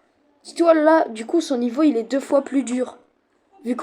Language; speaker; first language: French; native; French